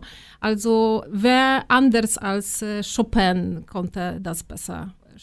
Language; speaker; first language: German; non-native, fluent; Polish